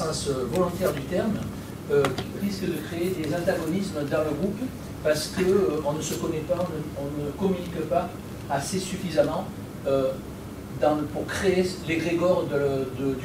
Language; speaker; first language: French; native; French